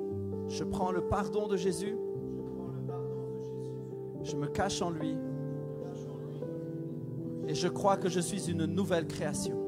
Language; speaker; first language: French; native; French